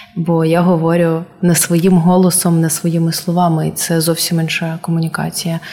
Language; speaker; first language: Ukrainian; non-native, local second language; Russian